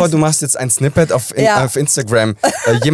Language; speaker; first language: German; early bilingual, other home language; Italian